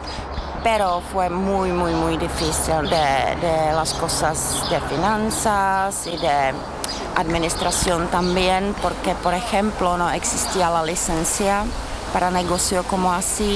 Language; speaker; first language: Spanish; non-native, learner; Czech